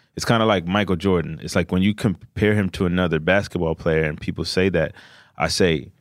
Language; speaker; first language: English; native; English